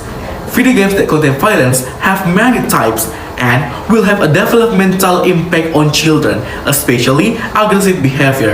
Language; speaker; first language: English; non-native, learner; Indonesian